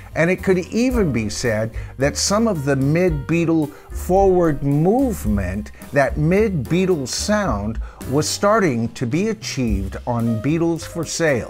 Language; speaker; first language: English; native; English